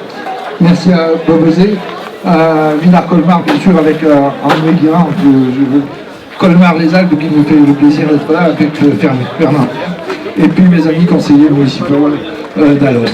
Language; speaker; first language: French; native; French